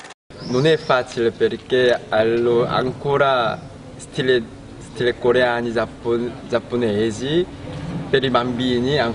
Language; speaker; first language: Italian; non-native, learner; Korean